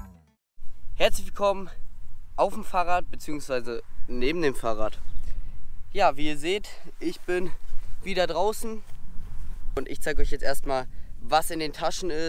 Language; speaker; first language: German; native; German